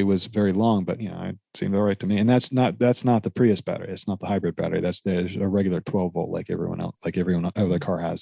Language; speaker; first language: English; native; English